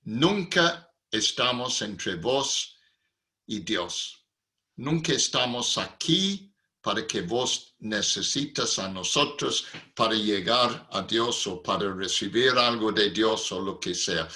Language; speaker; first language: Spanish; non-native, fluent; English